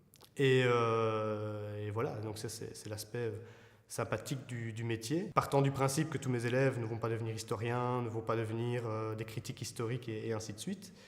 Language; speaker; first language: French; native; French